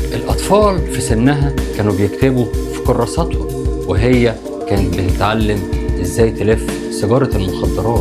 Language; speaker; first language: Arabic; native; Arabic